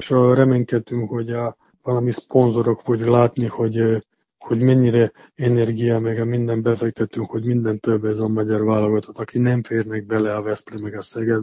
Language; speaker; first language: Hungarian; non-native, fluent; Serbian